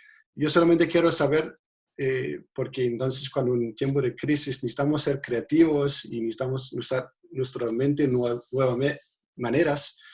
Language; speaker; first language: Spanish; non-native, fluent; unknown